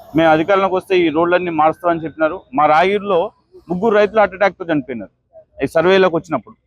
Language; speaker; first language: Telugu; native; Telugu